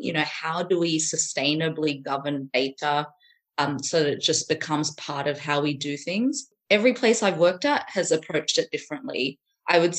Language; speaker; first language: English; native; English